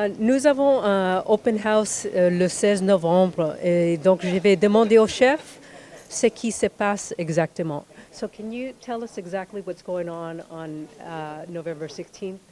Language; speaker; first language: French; non-native, fluent; Spanish